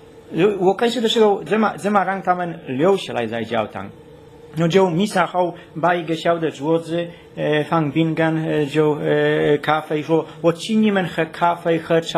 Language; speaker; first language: Chinese; non-native, learner; Polish